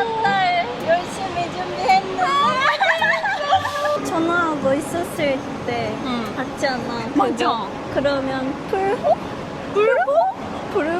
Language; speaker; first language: Korean; non-native, fluent; Japanese